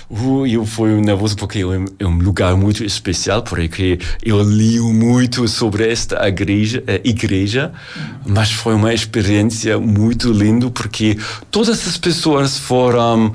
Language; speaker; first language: Portuguese; non-native, learner; German